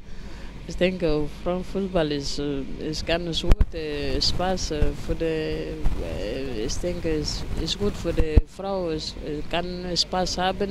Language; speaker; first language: German; non-native, learner; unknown